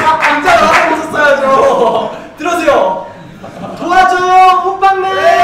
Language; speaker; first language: Korean; native; Korean